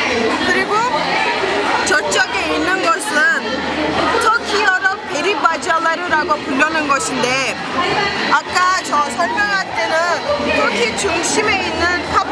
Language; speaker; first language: Korean; non-native, fluent; Turkish